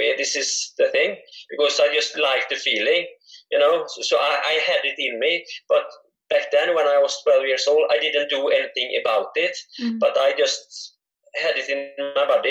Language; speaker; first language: English; non-native, fluent; Swedish